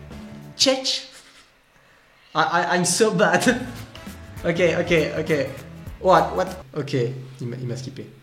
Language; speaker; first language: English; non-native, learner; French